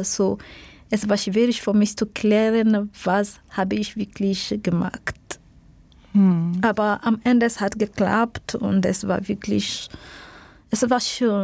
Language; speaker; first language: German; non-native, fluent; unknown